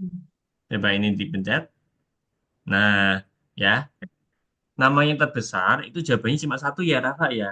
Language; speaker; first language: Indonesian; native; Indonesian